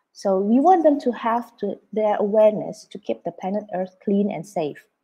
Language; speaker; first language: English; non-native, fluent; Indonesian